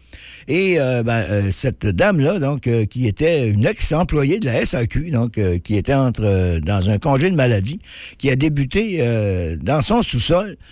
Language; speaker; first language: French; native; French